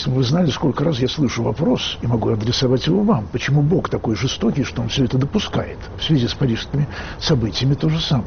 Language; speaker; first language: Russian; native; Russian